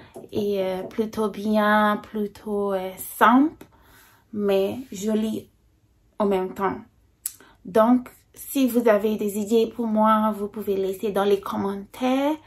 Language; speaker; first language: French; non-native, fluent; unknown